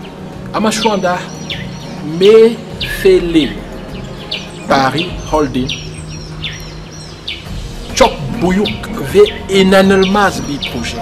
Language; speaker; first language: Turkish; non-native, fluent; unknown